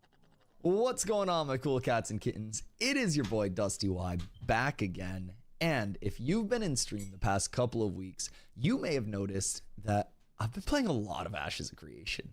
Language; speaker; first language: English; native; English